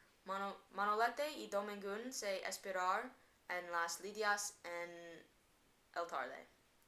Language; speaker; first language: Spanish; non-native, learner; English